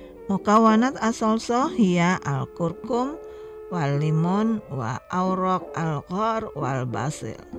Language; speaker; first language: Arabic; non-native, fluent; Indonesian